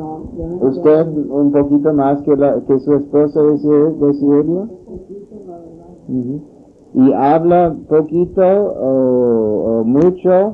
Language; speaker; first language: Spanish; non-native, fluent; English